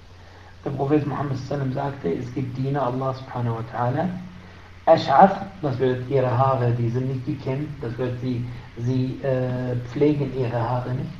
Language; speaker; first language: German; non-native, fluent; Arabic